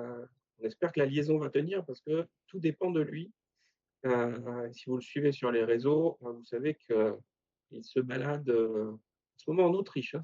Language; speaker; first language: French; native; French